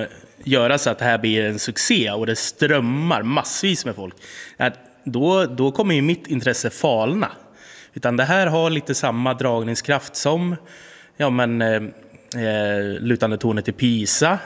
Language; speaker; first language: Swedish; native; Swedish